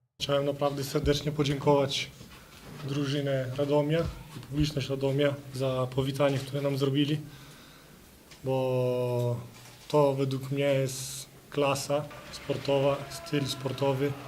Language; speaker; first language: Polish; non-native, fluent; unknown